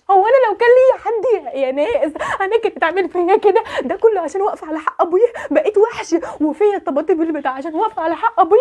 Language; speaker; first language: Arabic; native; Arabic